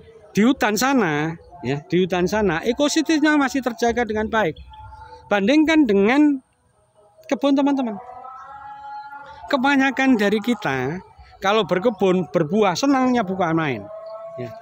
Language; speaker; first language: Indonesian; native; Indonesian